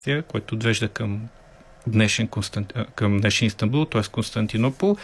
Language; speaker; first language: Bulgarian; native; Bulgarian